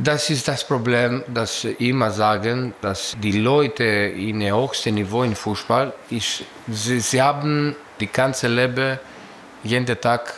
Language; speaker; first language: German; non-native, learner; Greek